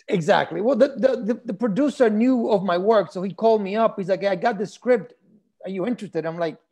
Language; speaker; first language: English; early bilingual, other home language; Spanish